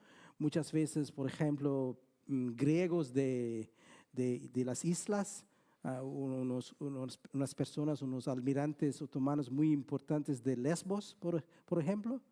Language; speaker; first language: Spanish; non-native, fluent; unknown